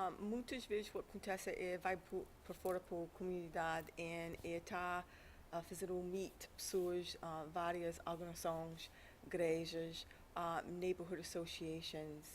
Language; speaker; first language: Portuguese; early bilingual, heritage; English